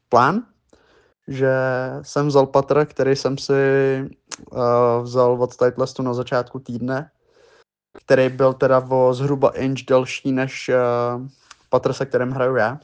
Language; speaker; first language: Czech; native; Czech